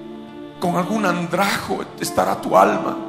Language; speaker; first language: Spanish; native; Spanish